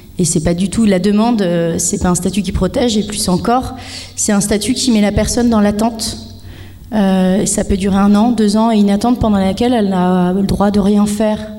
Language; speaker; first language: French; native; French